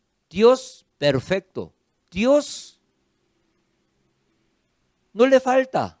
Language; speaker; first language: Spanish; non-native, fluent; Korean